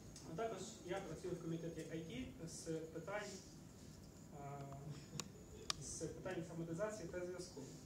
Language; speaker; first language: Ukrainian; native; Ukrainian